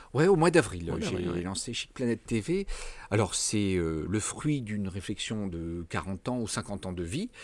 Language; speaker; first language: French; native; French